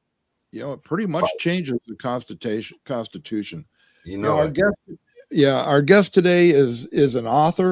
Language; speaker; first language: English; native; English